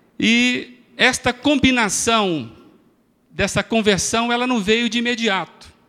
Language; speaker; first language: Portuguese; native; Portuguese